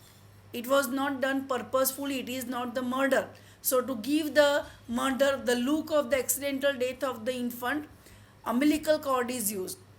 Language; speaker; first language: English; non-native, local second language; Gujarati